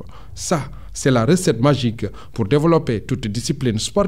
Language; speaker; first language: French; non-native, local second language; Wolof